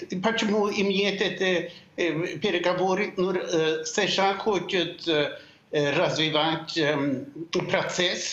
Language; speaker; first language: Russian; non-native, fluent; Swedish